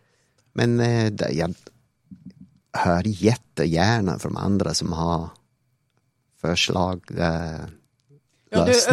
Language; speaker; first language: Swedish; non-native, fluent; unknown